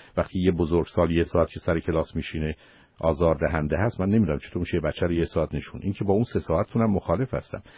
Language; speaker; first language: Persian; native; Persian